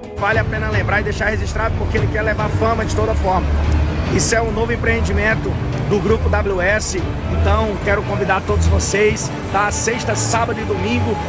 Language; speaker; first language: Portuguese; native; Portuguese